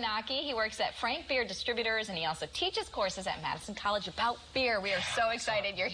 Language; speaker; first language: English; native; English